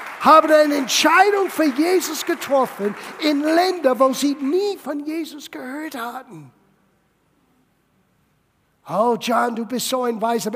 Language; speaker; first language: German; non-native, fluent; English